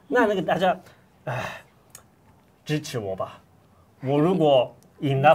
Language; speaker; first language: Chinese; non-native, fluent; Japanese